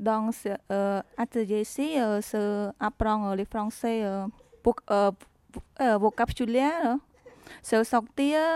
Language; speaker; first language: French; non-native, learner; Vietnamese